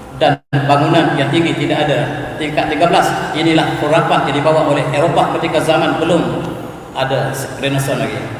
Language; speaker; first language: Malay; native; Malay